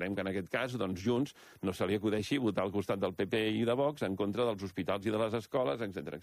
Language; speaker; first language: Catalan; native; Catalan